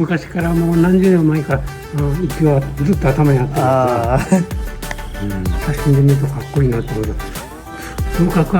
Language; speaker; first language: Japanese; native; Japanese